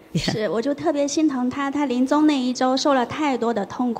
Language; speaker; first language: Chinese; native; Chinese